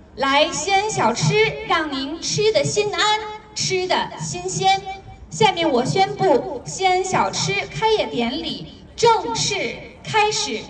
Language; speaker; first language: Chinese; native; Chinese